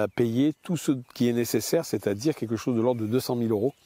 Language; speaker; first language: French; native; French